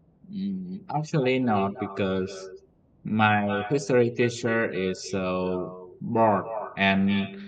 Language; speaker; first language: English; non-native, learner; Vietnamese